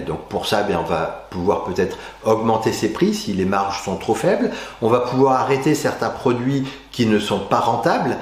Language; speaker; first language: French; native; French